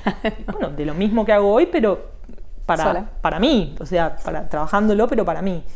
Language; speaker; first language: Spanish; native; Spanish